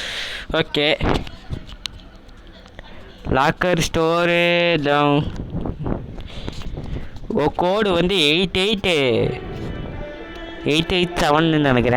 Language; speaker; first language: Tamil; native; Tamil